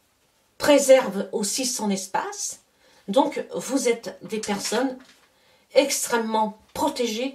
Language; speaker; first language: French; native; French